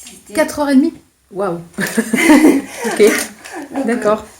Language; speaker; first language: French; native; French